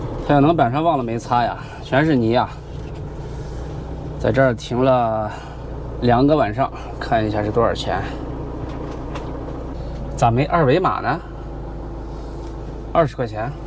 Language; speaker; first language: Chinese; native; Chinese